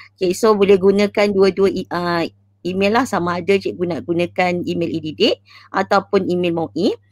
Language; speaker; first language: Malay; native; Malay